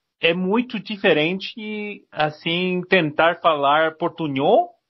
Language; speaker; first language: Portuguese; non-native, learner; Spanish